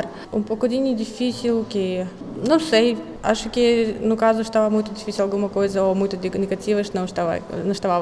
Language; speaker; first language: Portuguese; non-native, learner; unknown